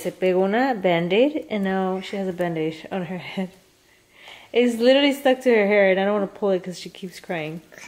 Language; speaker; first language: English; early bilingual, other home language; Spanish